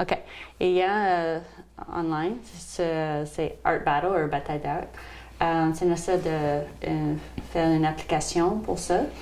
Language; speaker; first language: French; non-native, local second language; English